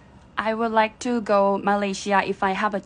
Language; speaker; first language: English; non-native, fluent; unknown